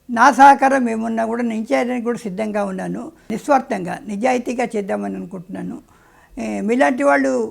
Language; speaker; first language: Telugu; native; Telugu